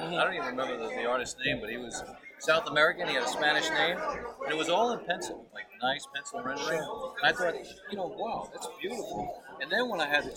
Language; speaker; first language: English; native; English